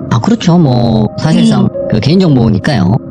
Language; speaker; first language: Korean; native; Korean